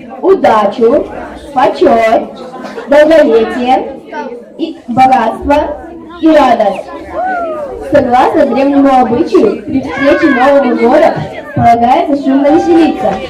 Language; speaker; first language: Russian; native; Russian